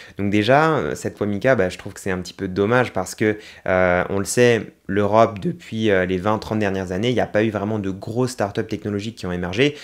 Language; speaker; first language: French; native; French